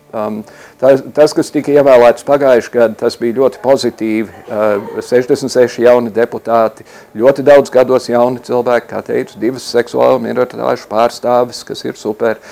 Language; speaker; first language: Latvian; early bilingual, heritage; Latvian